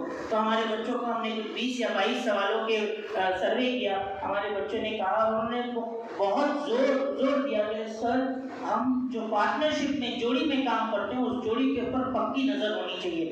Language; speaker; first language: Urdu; non-native, local second language; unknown